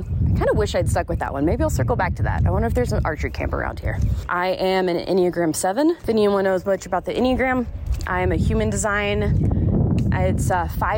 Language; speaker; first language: English; native; English